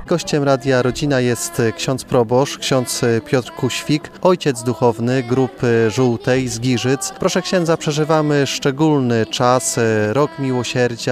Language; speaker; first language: Polish; native; Polish